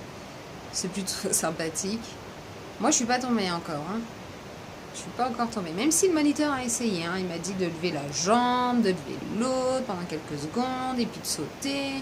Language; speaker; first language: French; native; French